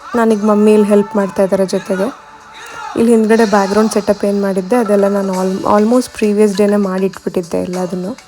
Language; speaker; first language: Kannada; non-native, local second language; Malayalam